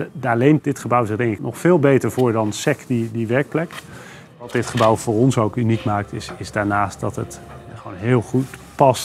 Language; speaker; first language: Dutch; native; Dutch